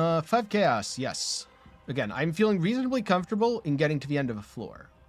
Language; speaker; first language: English; native; English